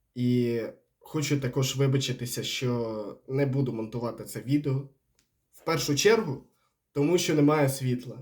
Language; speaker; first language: Ukrainian; non-native, local second language; Russian